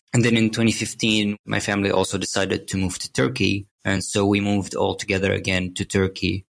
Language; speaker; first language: English; non-native, fluent; Arabic